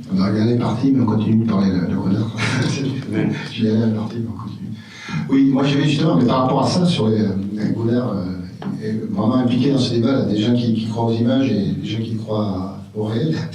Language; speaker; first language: French; native; French